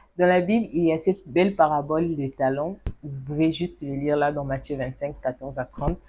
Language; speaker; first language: French; non-native, local second language; Lingala